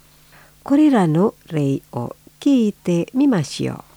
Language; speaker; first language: Japanese; non-native, fluent; Indonesian